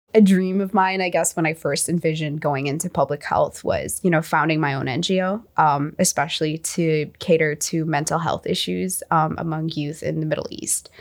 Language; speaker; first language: English; non-native, fluent; Arabic